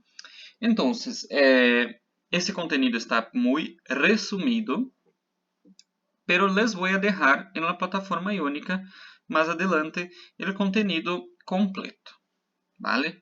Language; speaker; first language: Spanish; non-native, fluent; Portuguese